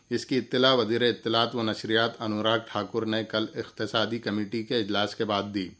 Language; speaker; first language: Urdu; native; Urdu